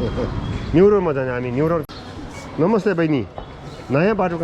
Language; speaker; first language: Nepali; non-native, learner; Tibetan